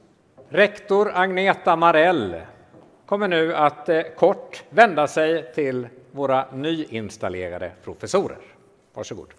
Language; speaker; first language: Swedish; native; Swedish